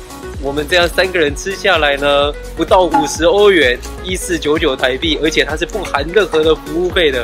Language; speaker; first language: Chinese; native; Chinese